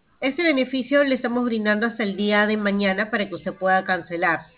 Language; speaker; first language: Spanish; native; Spanish